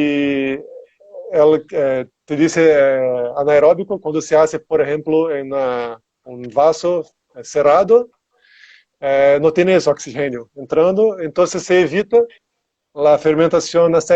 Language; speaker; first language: Spanish; non-native, learner; Portuguese